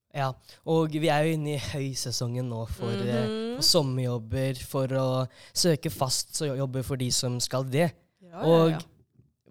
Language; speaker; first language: Norwegian; native; Norwegian